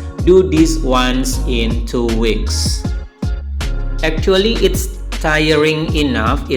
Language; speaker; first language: English; non-native, learner; Indonesian